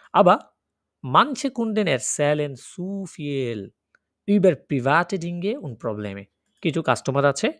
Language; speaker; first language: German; non-native, fluent; Bangla